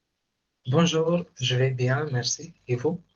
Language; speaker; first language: French; non-native, fluent; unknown